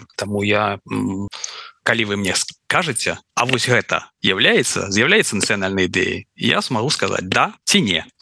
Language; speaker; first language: Belarusian; non-native, local second language; Russian